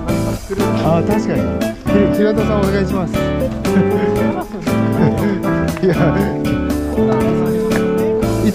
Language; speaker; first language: Japanese; native; Japanese